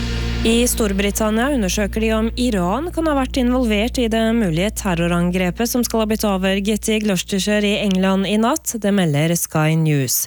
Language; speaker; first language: Norwegian; native; Norwegian